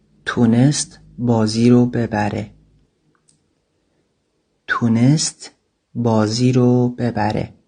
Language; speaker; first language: Persian; non-native, fluent; Central Kurdish